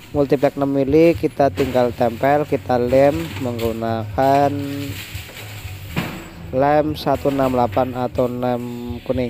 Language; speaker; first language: Indonesian; native; Indonesian